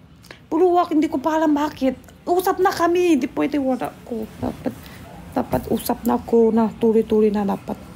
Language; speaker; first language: Filipino; non-native, learner; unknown